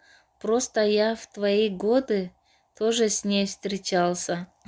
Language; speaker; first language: Russian; non-native, local second language; Tajik